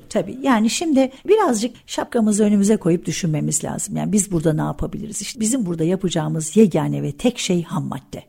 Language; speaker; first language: Turkish; early bilingual, heritage; Turkish